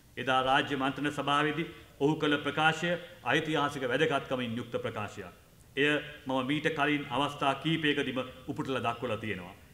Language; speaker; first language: Sinhala; non-native, local second language; Tamil